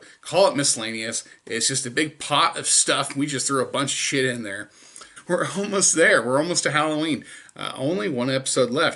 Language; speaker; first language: English; native; English